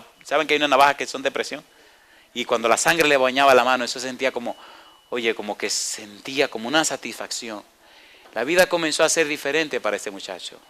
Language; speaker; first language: Spanish; native; Spanish